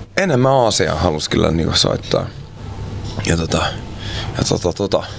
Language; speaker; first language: Finnish; non-native, local second language; Swedish